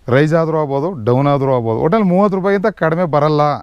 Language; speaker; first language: Kannada; native; Kannada